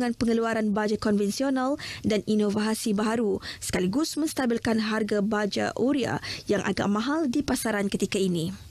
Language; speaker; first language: Malay; native; Malay